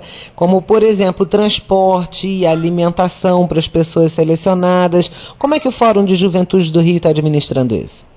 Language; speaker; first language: Portuguese; native; Portuguese